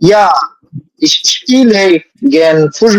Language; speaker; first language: German; non-native, learner; Bangla